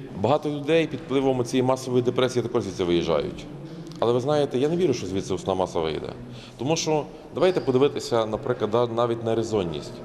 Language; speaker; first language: Ukrainian; native; Ukrainian